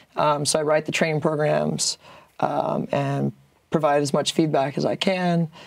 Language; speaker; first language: English; native; English